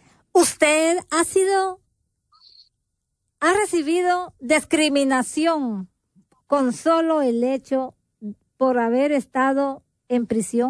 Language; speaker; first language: Spanish; native; Spanish